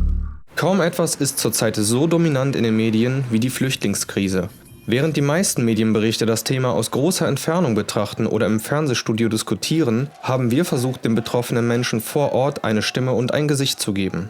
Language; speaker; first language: German; native; German